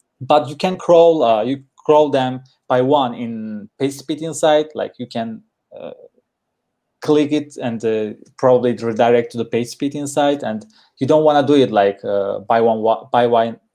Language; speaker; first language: English; non-native, learner; Turkish